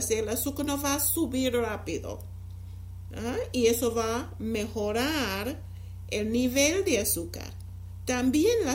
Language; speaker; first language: Spanish; non-native, fluent; English